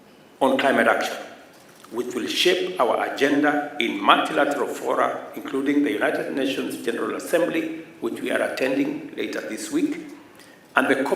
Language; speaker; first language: English; non-native, local second language; Swahili